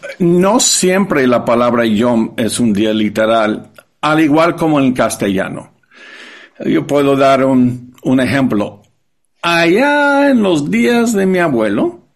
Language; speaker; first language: Spanish; non-native, fluent; English